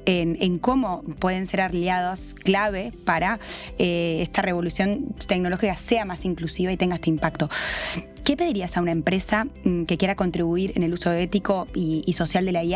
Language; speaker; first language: Spanish; native; Spanish